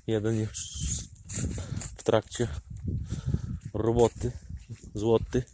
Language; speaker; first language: Polish; native; Polish